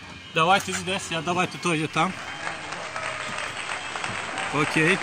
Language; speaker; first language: Russian; non-native, learner; Turkish